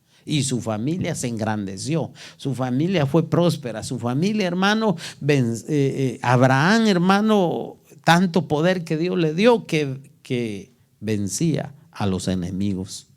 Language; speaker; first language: Spanish; native; Spanish